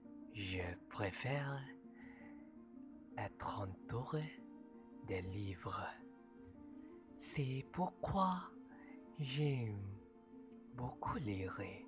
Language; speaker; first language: French; non-native, learner; Malay